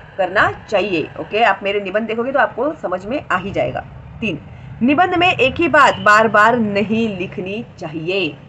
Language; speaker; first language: Hindi; non-native, local second language; Marathi